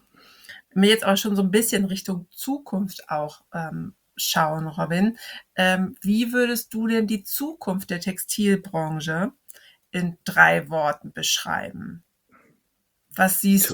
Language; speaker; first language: German; native; German